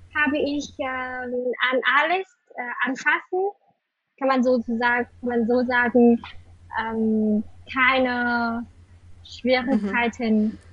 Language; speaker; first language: German; non-native, learner; Vietnamese